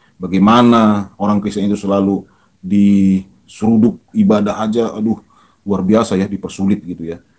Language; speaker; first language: Indonesian; native; Indonesian